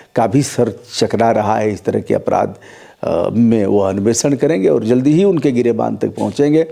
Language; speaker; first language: Hindi; native; Hindi